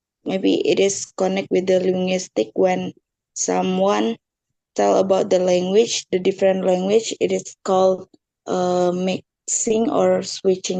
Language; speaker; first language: English; non-native, learner; Indonesian